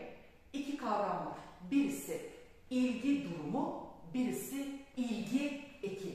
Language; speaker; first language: Turkish; native; Turkish